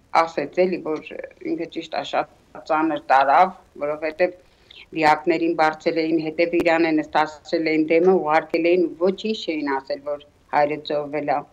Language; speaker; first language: Armenian; native; Armenian